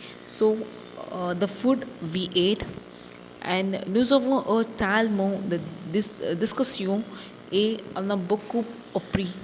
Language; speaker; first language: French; non-native, fluent; Tamil